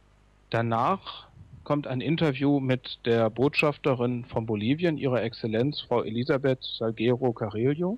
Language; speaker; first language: German; native; German